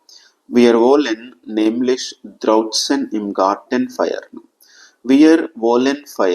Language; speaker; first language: German; non-native, fluent; Telugu